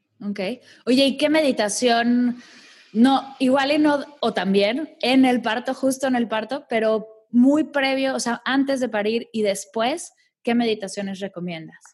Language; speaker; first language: Spanish; native; Spanish